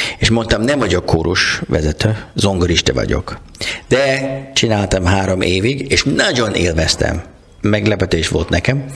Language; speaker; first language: Hungarian; non-native, learner; English